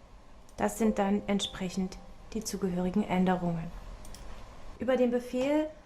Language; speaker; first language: German; native; German